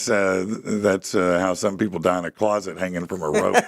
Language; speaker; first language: English; native; English